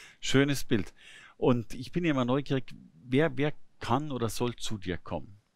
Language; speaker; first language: German; native; German